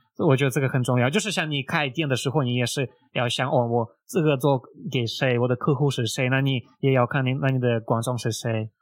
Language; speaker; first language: Chinese; non-native, fluent; Russian